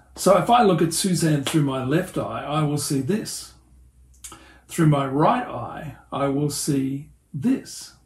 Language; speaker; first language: English; native; English